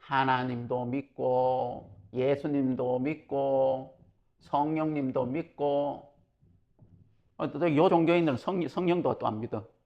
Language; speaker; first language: Korean; native; Korean